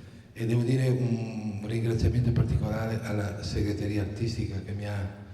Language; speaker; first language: Italian; native; Italian